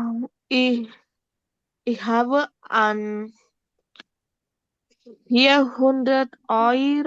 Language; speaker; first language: German; non-native, learner; Indonesian